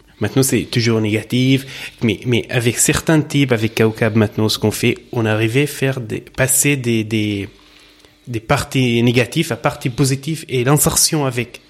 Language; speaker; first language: French; non-native, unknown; Arabic